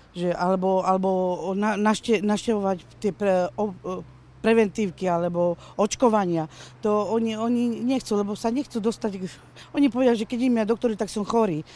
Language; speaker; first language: Slovak; non-native, local second language; Romany